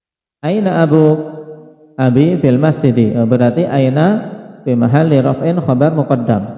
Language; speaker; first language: Arabic; non-native, fluent; Indonesian